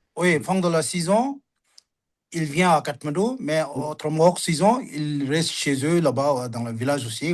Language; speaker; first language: French; non-native, learner; Sherpa